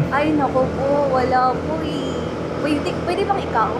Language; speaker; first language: Filipino; non-native, local second language; Cebuano